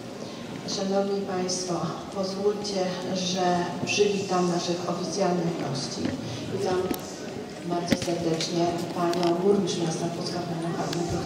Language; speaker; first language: Polish; native; Polish